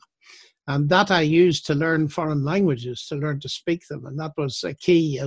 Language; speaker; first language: English; native; English